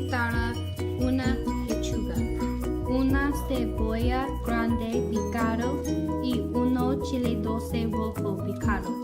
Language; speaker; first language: Spanish; non-native, learner; English